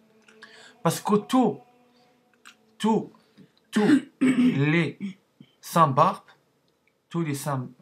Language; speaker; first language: French; non-native, learner; Arabic